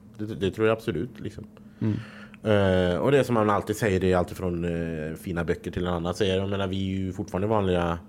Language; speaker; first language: Swedish; native; Swedish